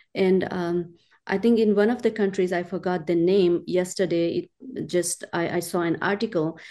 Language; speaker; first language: English; non-native, local second language; Urdu